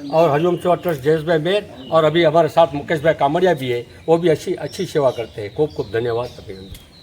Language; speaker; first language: Hindi; non-native, local second language; Gujarati